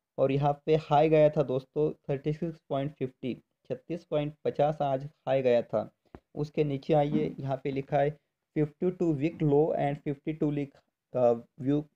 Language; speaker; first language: Hindi; non-native, local second language; Marathi